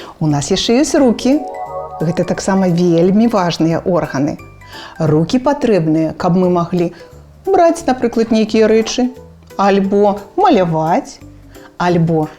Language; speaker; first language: Belarusian; non-native, local second language; Russian